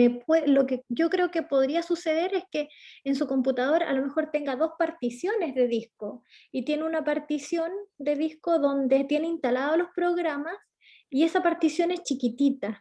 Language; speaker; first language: Spanish; native; Spanish